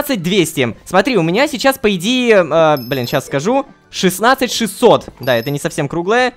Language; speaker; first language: Russian; native; Russian